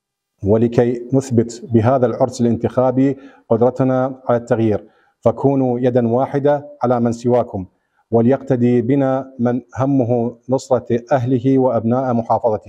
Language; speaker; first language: Arabic; native; Arabic